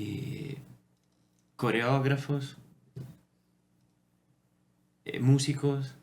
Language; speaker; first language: Spanish; non-native, fluent; Italian